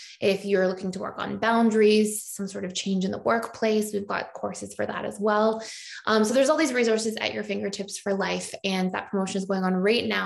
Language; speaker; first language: English; native; English